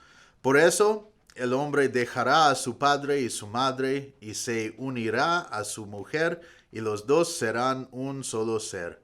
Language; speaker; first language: Spanish; non-native, fluent; English